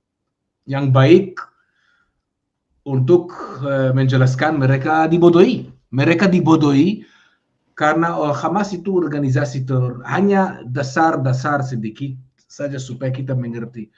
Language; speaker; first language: Indonesian; non-native, fluent; Hebrew